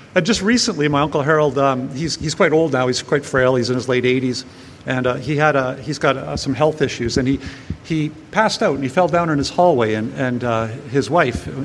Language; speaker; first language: English; native; English